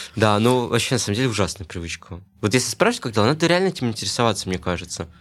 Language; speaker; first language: Russian; native; Russian